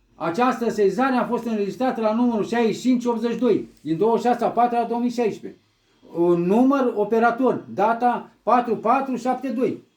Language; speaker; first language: Romanian; native; Romanian